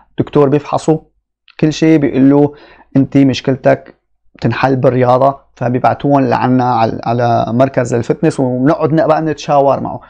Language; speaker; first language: Arabic; native; Arabic